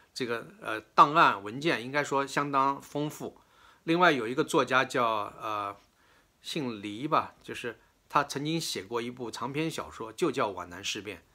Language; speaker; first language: Chinese; native; Chinese